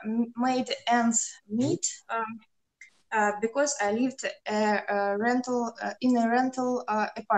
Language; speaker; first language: English; non-native, learner; Russian